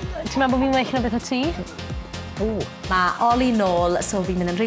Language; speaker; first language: Welsh; native; Welsh